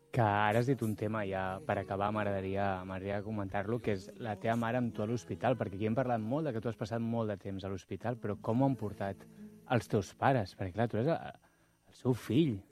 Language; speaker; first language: Catalan; native; Catalan